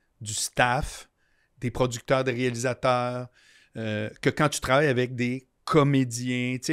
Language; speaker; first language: French; native; French